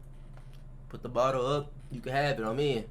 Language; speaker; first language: English; native; English